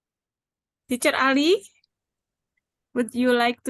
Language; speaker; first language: English; non-native, learner; Indonesian